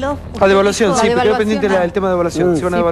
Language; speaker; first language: Spanish; native; Spanish